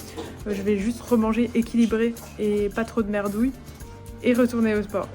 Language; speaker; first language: French; native; French